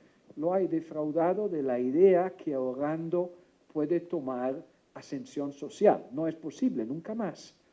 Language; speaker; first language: Spanish; non-native, fluent; Italian